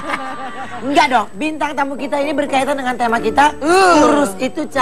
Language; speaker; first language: Indonesian; native; Indonesian